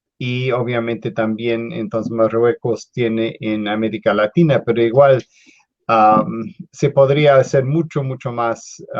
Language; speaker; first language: Spanish; non-native, fluent; English